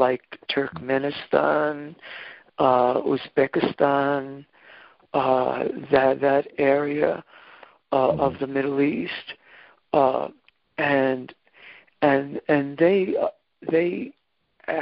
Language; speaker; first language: English; native; English